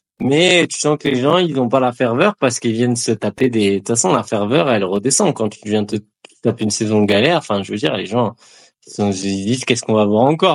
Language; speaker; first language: French; native; French